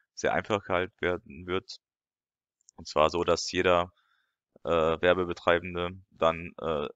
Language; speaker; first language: German; non-native, fluent; French